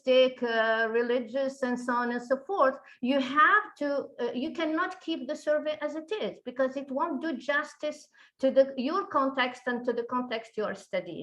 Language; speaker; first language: English; non-native, fluent; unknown